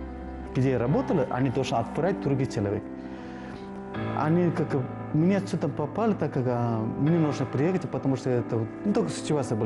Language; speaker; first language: Russian; non-native, learner; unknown